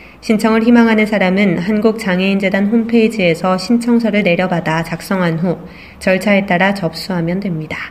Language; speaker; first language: Korean; native; Korean